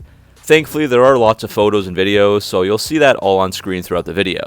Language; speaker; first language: English; native; English